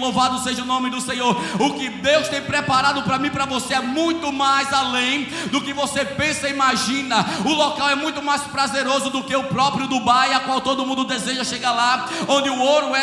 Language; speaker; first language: Portuguese; native; Portuguese